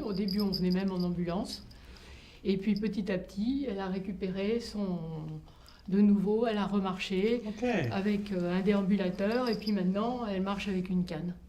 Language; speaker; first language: French; native; French